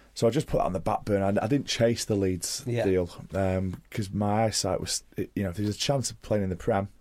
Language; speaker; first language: English; native; English